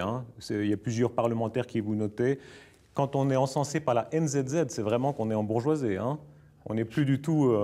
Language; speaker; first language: French; native; French